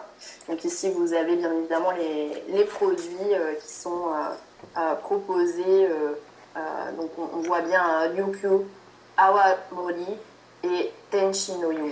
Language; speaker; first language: French; native; French